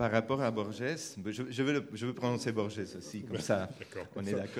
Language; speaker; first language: French; non-native, fluent; Spanish